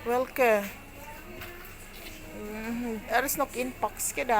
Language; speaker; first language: Dutch; non-native, learner; Filipino